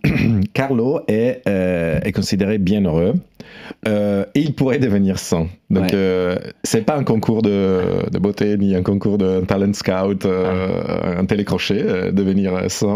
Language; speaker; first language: French; native; French